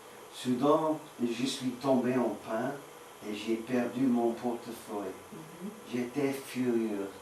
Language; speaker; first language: French; non-native, learner; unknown